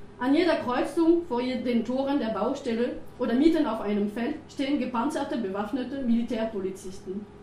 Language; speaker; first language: German; non-native, fluent; French